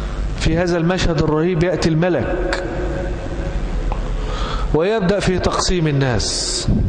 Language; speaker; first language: Arabic; native; Arabic